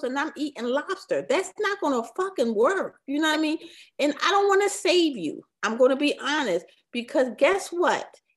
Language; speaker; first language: English; native; English